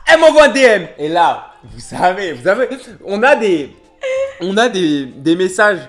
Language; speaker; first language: French; native; French